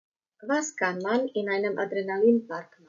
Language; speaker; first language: German; non-native, fluent; Croatian